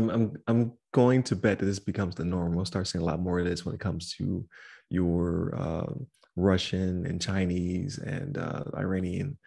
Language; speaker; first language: English; native; English